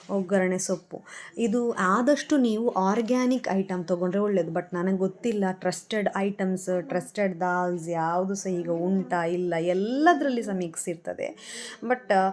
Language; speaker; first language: Kannada; non-native, local second language; Tulu